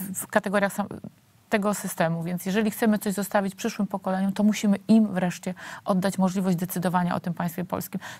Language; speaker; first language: Polish; native; Polish